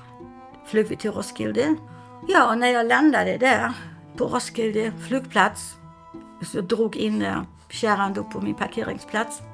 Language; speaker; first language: Swedish; non-native, fluent; German